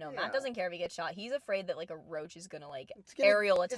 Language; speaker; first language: English; native; English